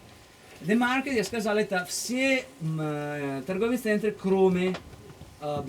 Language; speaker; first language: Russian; non-native, fluent; Italian